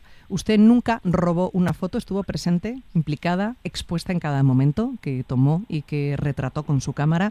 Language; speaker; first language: Spanish; native; Spanish